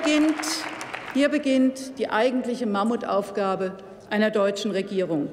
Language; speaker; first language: German; native; German